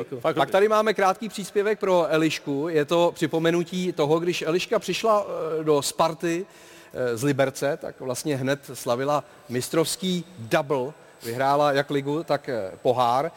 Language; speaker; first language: Czech; native; Czech